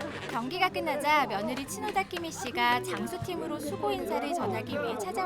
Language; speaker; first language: Korean; native; Korean